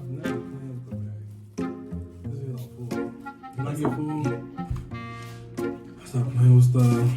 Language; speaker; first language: English; native; English